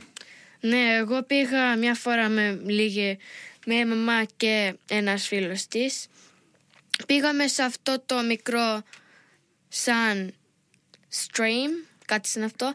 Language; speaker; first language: Greek; early bilingual, heritage; English